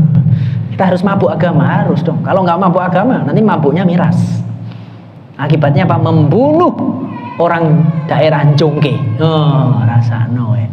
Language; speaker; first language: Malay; non-native, local second language; Javanese